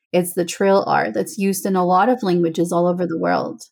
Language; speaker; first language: English; non-native, fluent; Spanish